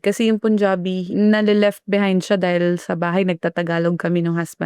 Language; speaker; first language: Filipino; early bilingual, other home language; Punjabi